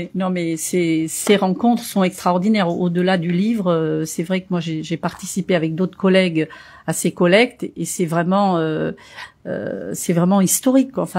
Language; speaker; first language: French; early bilingual, other home language; Portuguese